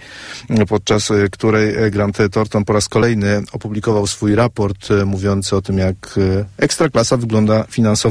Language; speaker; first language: Polish; native; Polish